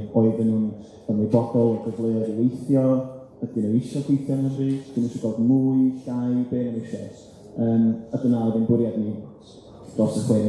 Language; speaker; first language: Welsh; native; Welsh